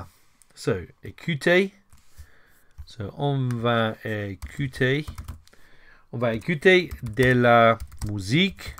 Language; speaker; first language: French; non-native, fluent; English